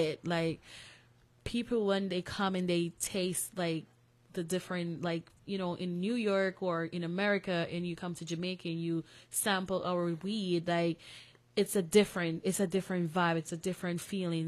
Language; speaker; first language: English; non-native, local second language; Jamaican Creole English